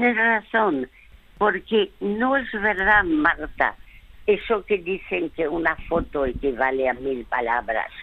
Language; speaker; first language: Spanish; early bilingual, other home language; French